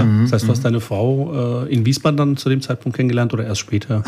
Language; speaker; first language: German; early bilingual, other home language; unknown